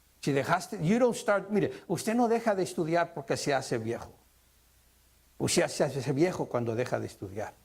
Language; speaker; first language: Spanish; early bilingual, heritage; Spanish